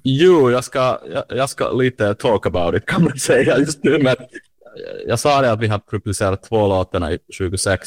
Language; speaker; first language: Swedish; non-native, learner; Finnish